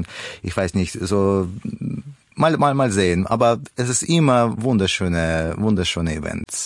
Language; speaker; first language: German; non-native, learner; Russian